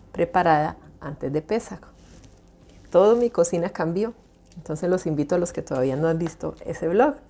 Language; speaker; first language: Spanish; native; Spanish